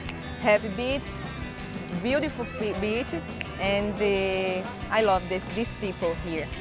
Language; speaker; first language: English; non-native, learner; Portuguese